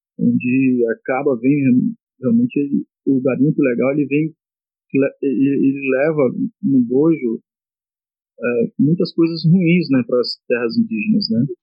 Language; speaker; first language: Portuguese; non-native, local second language; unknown